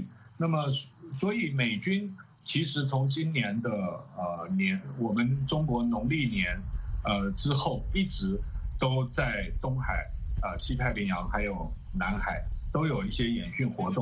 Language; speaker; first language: Chinese; native; Chinese